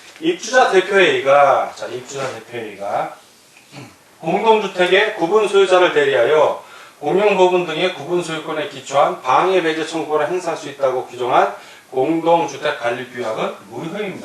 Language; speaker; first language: Korean; native; Korean